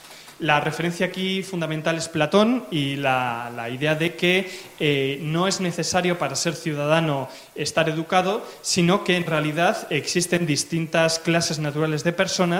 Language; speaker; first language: Spanish; native; Spanish